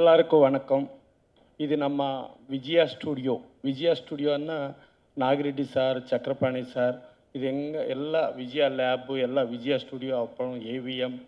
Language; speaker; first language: Tamil; non-native, learner; Telugu